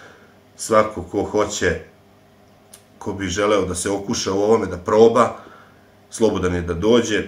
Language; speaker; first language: Serbian; native; Serbian